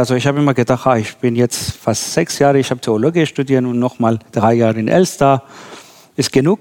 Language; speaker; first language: German; non-native, learner; Persian